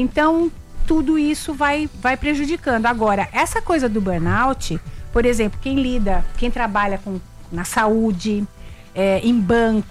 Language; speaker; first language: Portuguese; native; Portuguese